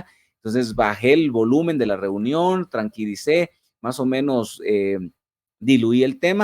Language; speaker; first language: Spanish; native; Spanish